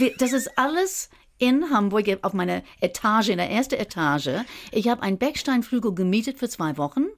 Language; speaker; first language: German; non-native, fluent; English